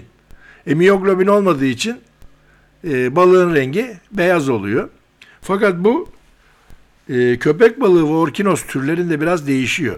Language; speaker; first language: Turkish; native; Turkish